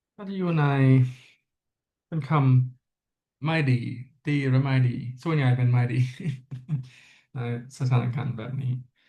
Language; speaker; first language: Thai; non-native, learner; English